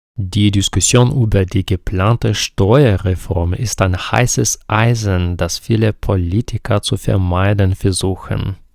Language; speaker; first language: German; non-native, fluent; Ukrainian